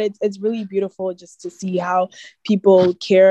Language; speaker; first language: English; non-native, local second language; Akan